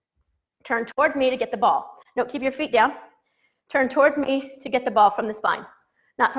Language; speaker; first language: English; native; English